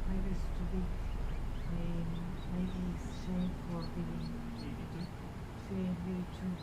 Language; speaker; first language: English; non-native, learner; Spanish